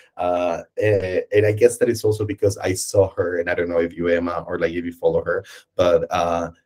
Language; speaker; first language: English; non-native, fluent; Spanish